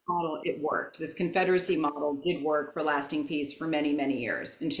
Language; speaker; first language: English; native; English